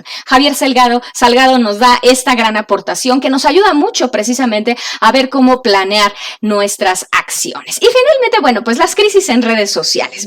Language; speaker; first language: Spanish; native; Spanish